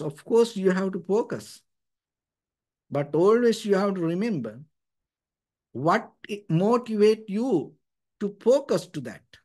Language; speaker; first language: English; non-native, fluent; Sinhala